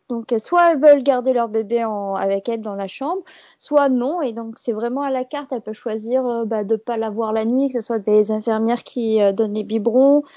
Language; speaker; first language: French; native; French